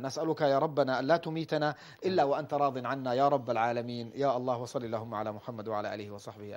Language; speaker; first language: Arabic; native; Arabic